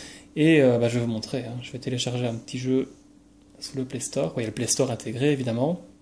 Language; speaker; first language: French; native; French